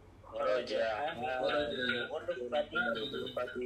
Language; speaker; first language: Arabic; non-native, learner; Indonesian